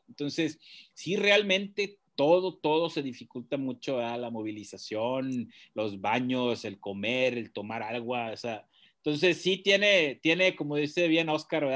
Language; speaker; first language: Spanish; native; Spanish